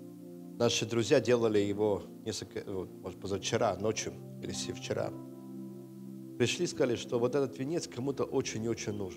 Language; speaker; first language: Russian; native; Russian